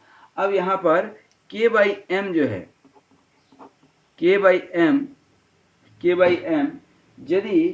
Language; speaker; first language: Hindi; native; Hindi